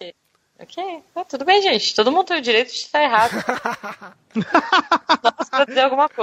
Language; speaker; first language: Portuguese; native; Portuguese